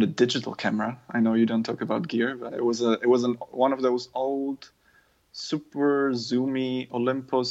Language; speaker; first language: English; non-native, fluent; German